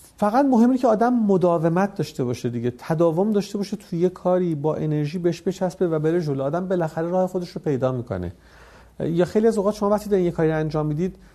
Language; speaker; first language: Persian; native; Persian